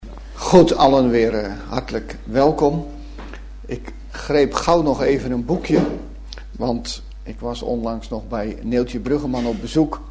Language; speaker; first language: Dutch; native; Dutch